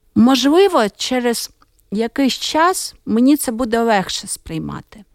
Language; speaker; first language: Ukrainian; native; Ukrainian